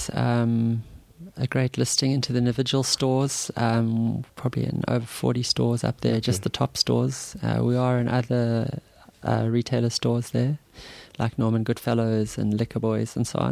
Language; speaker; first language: English; native; English